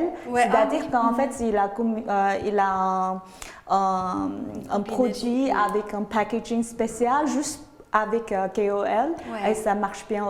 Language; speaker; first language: French; non-native, fluent; Chinese